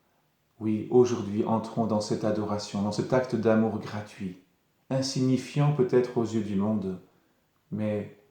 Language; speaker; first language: French; native; French